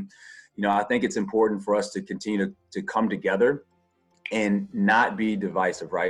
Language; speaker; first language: English; native; English